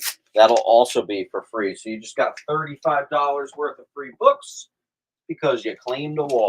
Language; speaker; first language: English; native; English